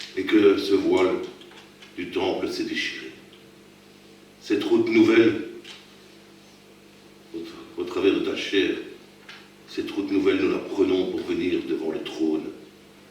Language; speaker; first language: French; native; French